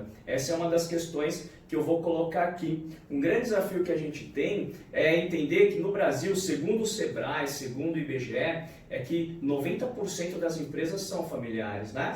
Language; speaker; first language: Portuguese; native; Portuguese